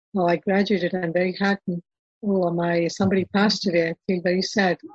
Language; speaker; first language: English; non-native, local second language; Telugu